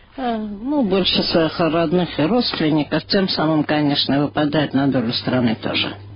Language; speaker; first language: Russian; non-native, local second language; Armenian